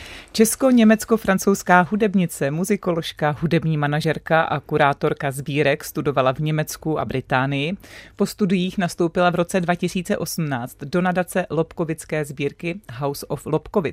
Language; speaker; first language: Czech; native; Czech